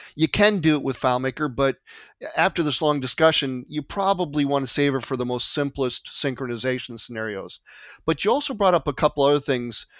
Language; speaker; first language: English; native; English